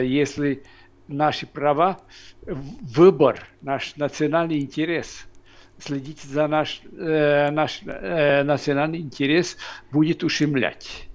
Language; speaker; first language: Russian; non-native, fluent; Hungarian